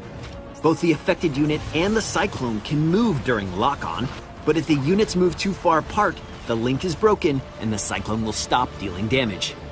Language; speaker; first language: English; native; English